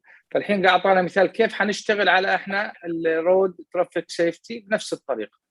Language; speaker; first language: Arabic; native; Arabic